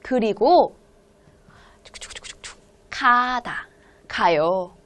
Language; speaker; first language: Korean; non-native, fluent; Hmong